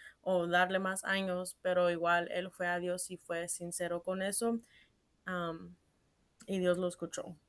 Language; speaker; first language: Spanish; early bilingual, heritage; Spanish